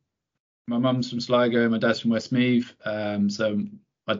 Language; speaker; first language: English; native; English